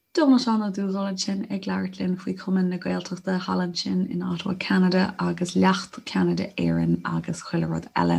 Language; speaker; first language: Irish; non-native, local second language; English